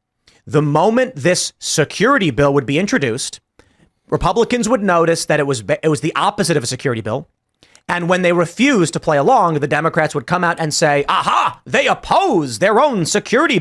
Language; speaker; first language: English; native; English